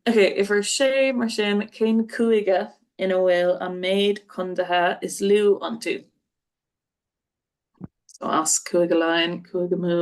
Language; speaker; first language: Irish; non-native, local second language; English